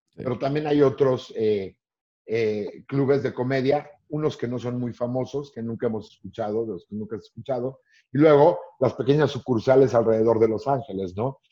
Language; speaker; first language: Spanish; native; Spanish